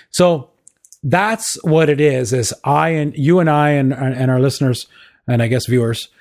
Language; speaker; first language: English; native; English